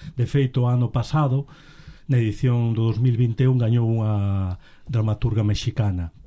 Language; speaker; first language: Galician; native; Galician